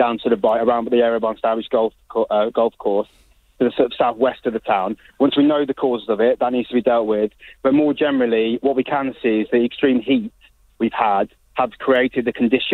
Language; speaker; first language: English; native; English